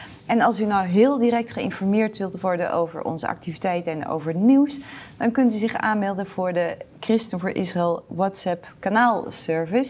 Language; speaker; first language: Dutch; native; Dutch